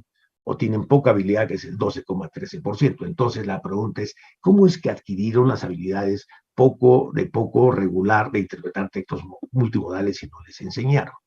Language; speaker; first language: Spanish; native; Spanish